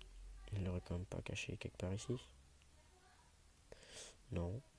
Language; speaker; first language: French; native; French